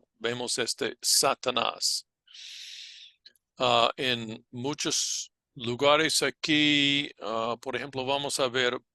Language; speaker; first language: Spanish; non-native, fluent; English